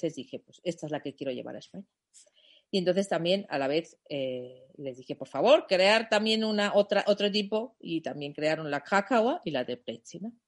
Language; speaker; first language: Spanish; non-native, fluent; German